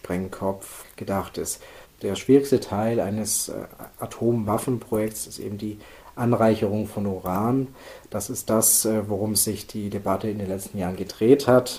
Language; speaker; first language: German; native; German